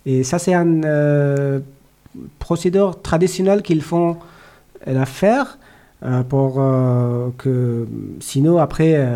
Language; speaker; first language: French; non-native, learner; Persian